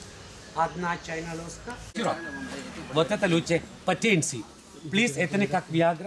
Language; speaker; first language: Russian; non-native, learner; Sinhala